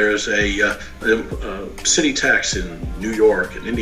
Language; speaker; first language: English; native; English